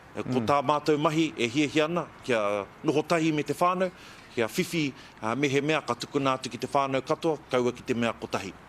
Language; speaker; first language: Māori; native; Māori